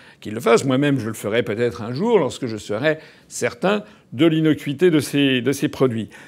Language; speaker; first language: French; native; French